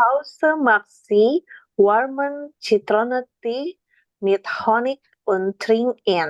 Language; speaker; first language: German; non-native, learner; Indonesian